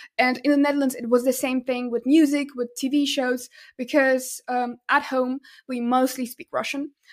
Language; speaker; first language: English; non-native, fluent; Russian